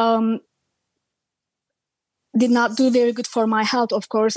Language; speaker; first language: English; non-native, fluent; Turkish